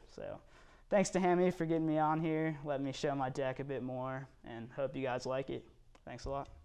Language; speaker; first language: English; native; English